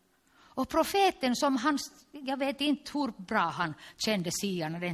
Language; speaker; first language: Swedish; non-native, local second language; Finnish